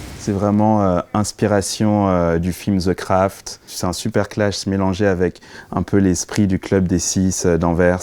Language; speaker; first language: French; native; French